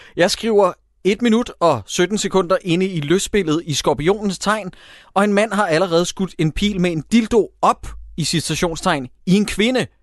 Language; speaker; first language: Danish; native; Danish